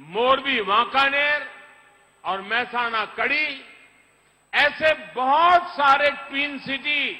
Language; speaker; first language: Hindi; non-native, local second language; Gujarati